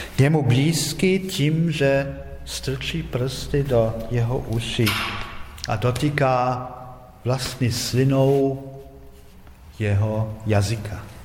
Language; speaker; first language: Czech; non-native, fluent; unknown